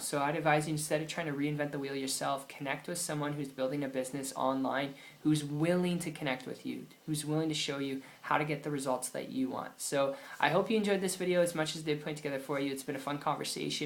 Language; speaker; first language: English; native; English